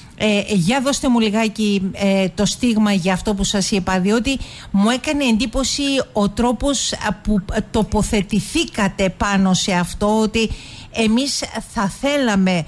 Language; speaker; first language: Greek; native; Greek